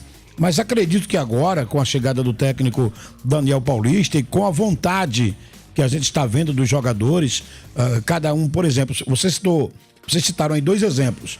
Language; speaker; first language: Portuguese; native; Portuguese